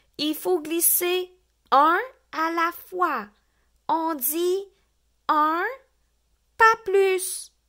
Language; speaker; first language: French; native; French